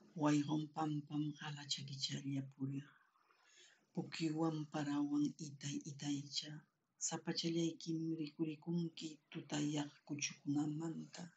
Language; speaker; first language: Spanish; non-native, local second language; Quechua